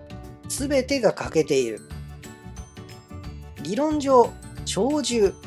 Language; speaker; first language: Japanese; native; Japanese